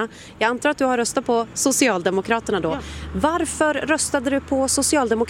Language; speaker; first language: Swedish; native; Swedish